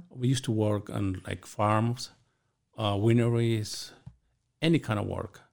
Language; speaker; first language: English; non-native, learner; Spanish